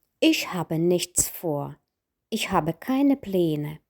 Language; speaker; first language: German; non-native, fluent; Ukrainian